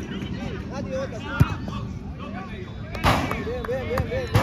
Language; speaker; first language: Spanish; native; Spanish